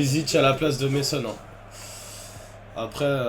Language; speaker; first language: French; native; French